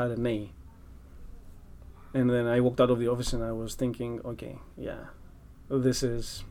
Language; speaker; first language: English; non-native, fluent; Greek